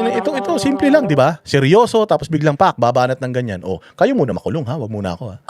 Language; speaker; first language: Filipino; native; Filipino